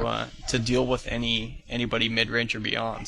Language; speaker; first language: English; native; English